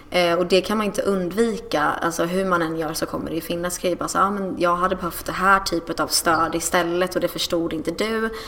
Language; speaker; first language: Swedish; early bilingual, other home language; English